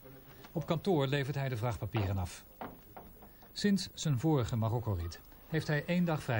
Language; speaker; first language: Dutch; native; Dutch